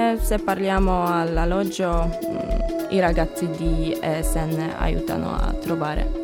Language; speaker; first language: Italian; non-native, fluent; Polish